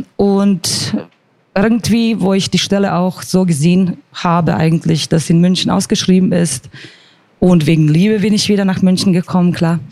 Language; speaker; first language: German; non-native, fluent; Croatian